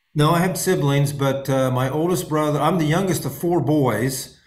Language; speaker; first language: English; native; English